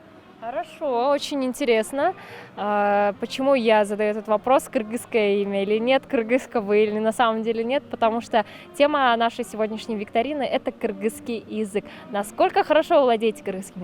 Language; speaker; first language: Russian; native; Russian